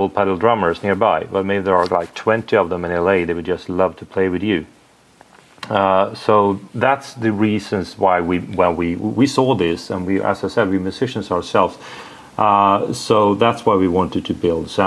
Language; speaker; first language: English; non-native, fluent; Swedish